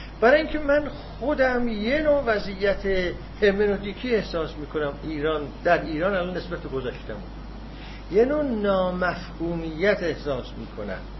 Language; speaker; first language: Persian; non-native, local second language; Azerbaijani